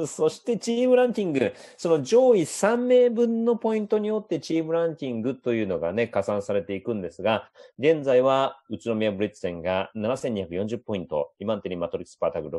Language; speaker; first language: Japanese; native; Japanese